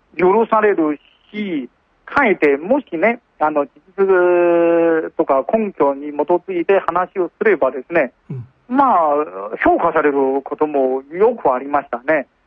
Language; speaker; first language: Japanese; non-native, fluent; Chinese